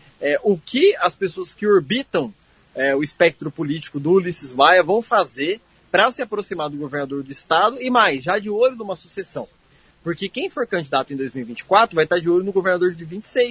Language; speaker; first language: Portuguese; native; Portuguese